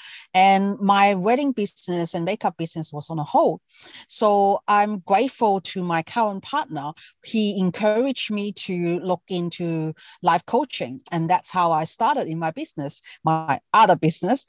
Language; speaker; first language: English; non-native, local second language; Cantonese